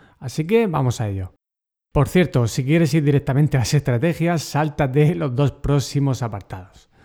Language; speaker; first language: Spanish; native; Spanish